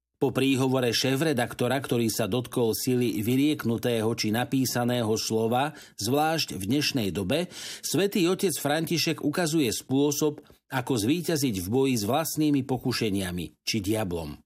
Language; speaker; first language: Slovak; native; Slovak